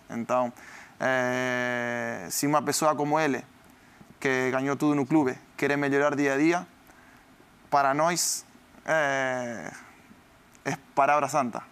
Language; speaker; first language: Portuguese; non-native, learner; Spanish